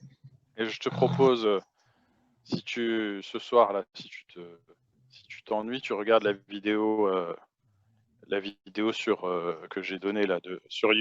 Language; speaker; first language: French; native; French